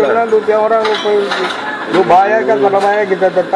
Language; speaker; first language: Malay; non-native, learner; Tamil